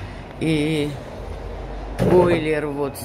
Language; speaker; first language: Russian; non-native, fluent; Georgian